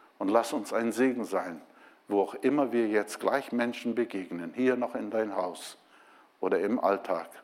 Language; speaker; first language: German; non-native, fluent; Portuguese